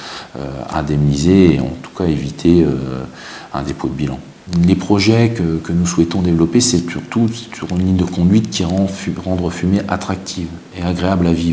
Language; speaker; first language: French; native; French